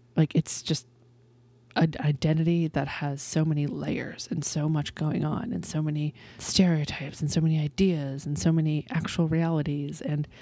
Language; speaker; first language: English; native; English